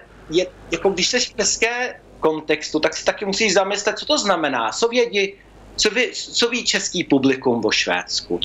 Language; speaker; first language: Czech; early bilingual, heritage; Czech